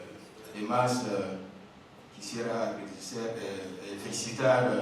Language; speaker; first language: Spanish; non-native, learner; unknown